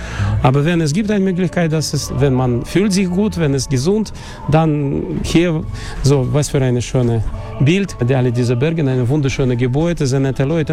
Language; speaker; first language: German; non-native, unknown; Russian